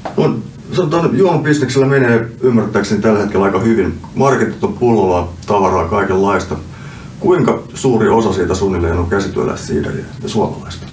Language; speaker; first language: Finnish; native; Finnish